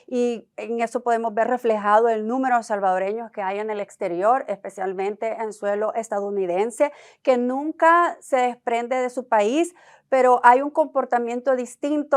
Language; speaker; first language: Spanish; native; Spanish